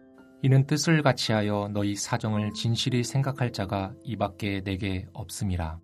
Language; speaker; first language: Korean; native; Korean